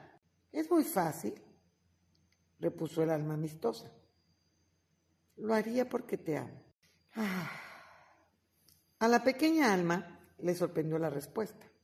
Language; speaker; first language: Spanish; native; Spanish